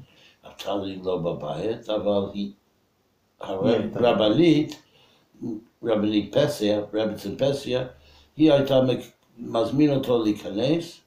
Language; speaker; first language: Hebrew; non-native, fluent; English